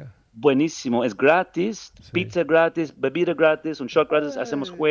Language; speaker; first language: Spanish; non-native, learner; English